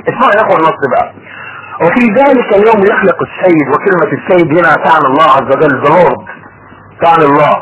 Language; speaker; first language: Arabic; native; Arabic